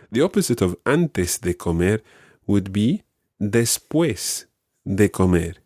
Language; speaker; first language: Spanish; non-native, fluent; English